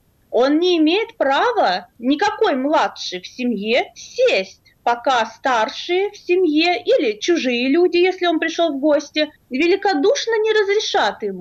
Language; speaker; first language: Russian; native; Russian